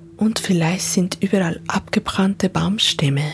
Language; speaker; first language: German; non-native, fluent; Spanish